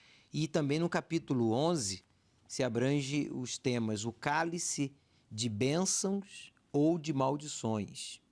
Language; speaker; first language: Portuguese; native; Portuguese